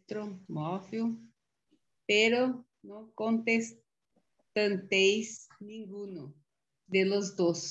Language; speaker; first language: Spanish; non-native, learner; Portuguese